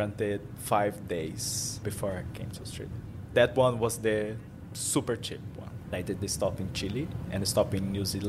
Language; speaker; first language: English; non-native, learner; Portuguese